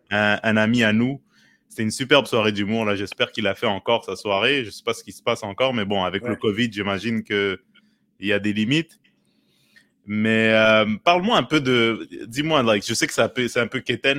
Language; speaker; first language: French; native; French